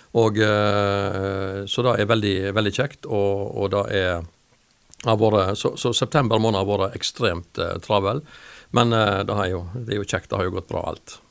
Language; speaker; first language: Norwegian; native; Norwegian